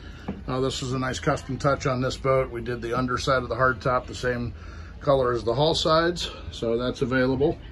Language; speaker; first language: English; native; English